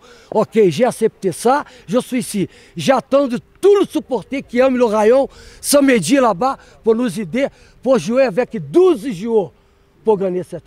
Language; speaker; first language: French; non-native, learner; Portuguese